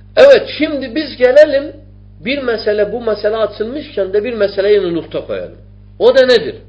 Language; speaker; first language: Turkish; non-native, fluent; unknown